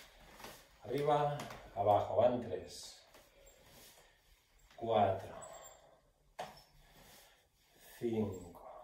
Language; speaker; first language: Spanish; native; Spanish